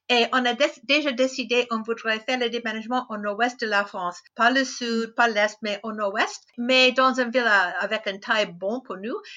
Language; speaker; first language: French; non-native, fluent; English